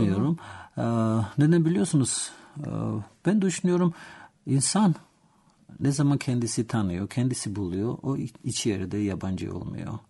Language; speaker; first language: Turkish; non-native, learner; Georgian